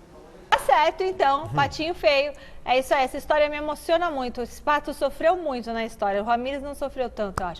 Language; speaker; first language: Portuguese; native; Portuguese